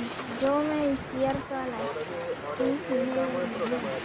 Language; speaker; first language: Spanish; native; Spanish